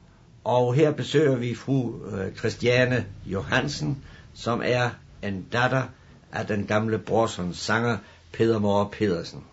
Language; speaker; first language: Danish; native; Danish